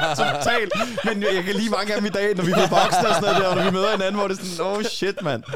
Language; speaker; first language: Danish; native; Danish